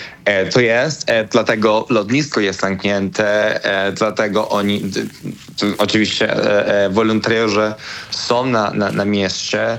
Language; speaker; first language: Polish; non-native, learner; Spanish